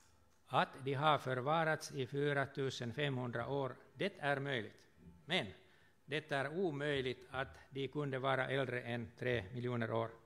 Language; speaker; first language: Swedish; non-native, fluent; Finnish